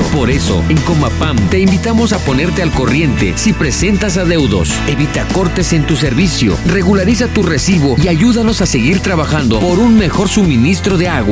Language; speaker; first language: Spanish; native; Spanish